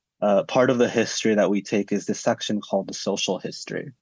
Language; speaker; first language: English; early bilingual, other home language; Spanish